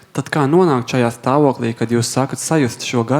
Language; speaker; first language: Latvian; native; Latvian